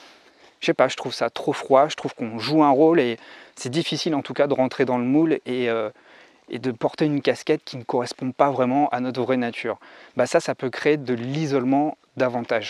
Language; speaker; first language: French; native; French